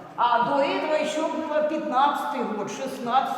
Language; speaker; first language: Russian; native; Russian